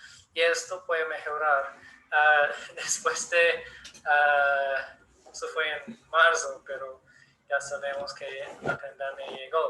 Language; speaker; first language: Spanish; non-native, learner; English